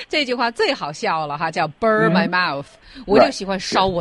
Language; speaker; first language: Chinese; native; Chinese